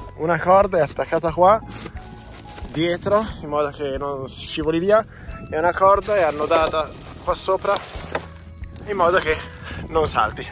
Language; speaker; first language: Italian; native; Italian